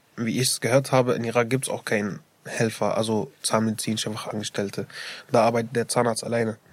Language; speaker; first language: German; early bilingual, other home language; Arabic